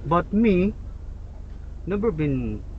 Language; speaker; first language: English; non-native, local second language; Filipino